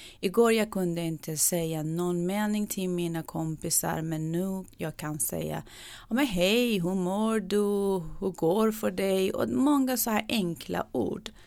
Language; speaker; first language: Swedish; non-native, fluent; Persian